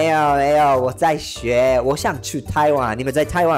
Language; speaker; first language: Chinese; non-native, learner; Spanish